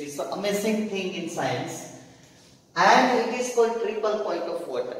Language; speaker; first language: English; non-native, local second language; Hindi